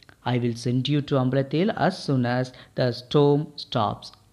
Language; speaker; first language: English; non-native, local second language; Tamil